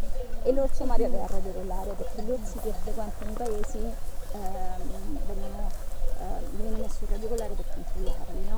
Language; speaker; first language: Italian; native; Italian